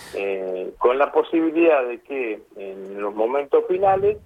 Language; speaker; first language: Spanish; native; Spanish